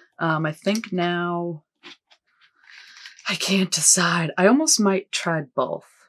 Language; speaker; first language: English; native; English